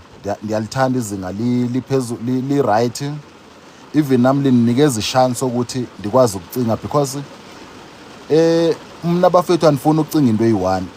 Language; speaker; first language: Zulu; non-native, local second language; Xhosa